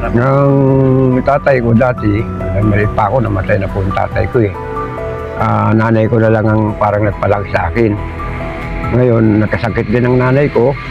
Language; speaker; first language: Filipino; native; Filipino